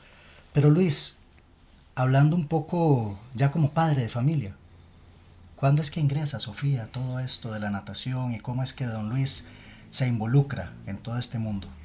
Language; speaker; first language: Spanish; native; Spanish